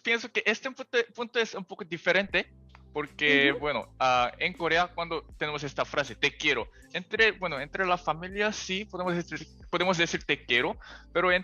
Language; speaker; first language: Spanish; non-native, fluent; Korean